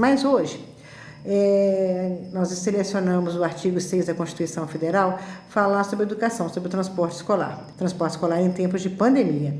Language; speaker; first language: Portuguese; native; Portuguese